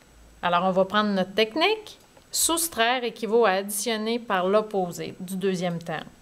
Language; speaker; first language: French; native; French